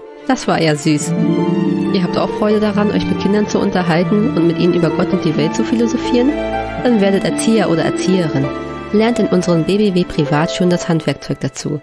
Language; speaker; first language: German; native; German